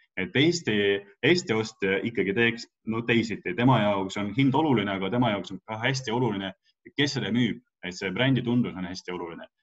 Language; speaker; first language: Estonian; non-native, local second language; Russian